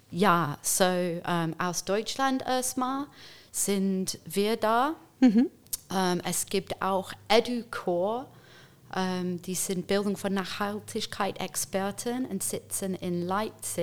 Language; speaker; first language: German; non-native, fluent; English